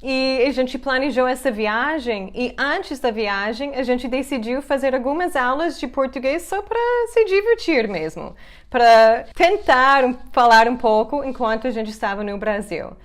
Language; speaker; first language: Portuguese; non-native, fluent; English